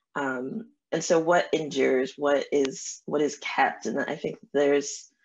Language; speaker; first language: English; native; English